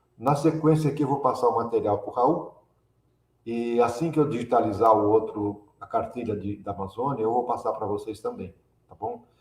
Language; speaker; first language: Portuguese; early bilingual, other home language; Italian